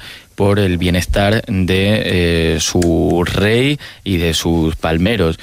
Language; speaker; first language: Spanish; native; Spanish